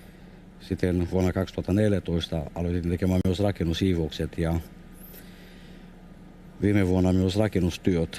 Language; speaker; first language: Finnish; non-native, fluent; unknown